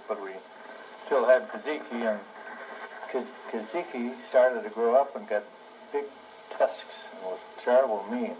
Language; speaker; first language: English; native; English